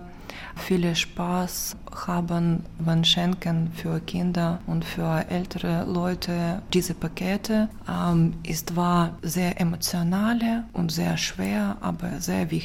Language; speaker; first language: German; non-native, learner; Ukrainian